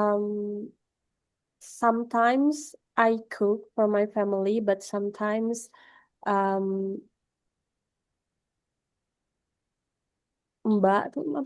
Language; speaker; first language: English; non-native, learner; Indonesian